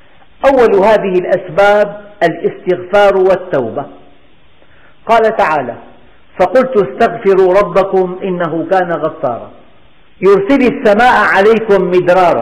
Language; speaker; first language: Arabic; native; Arabic